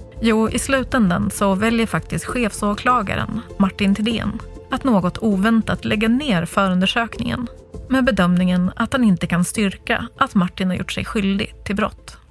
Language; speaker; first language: Swedish; native; Swedish